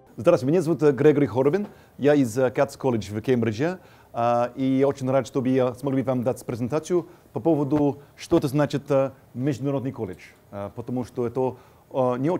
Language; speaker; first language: Russian; non-native, fluent; English